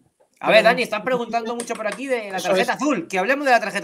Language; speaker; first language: Spanish; native; Spanish